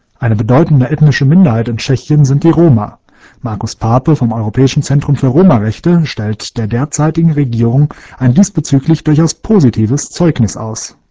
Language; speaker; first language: German; native; German